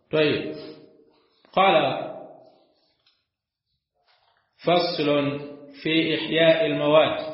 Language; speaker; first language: Arabic; non-native, fluent; Swahili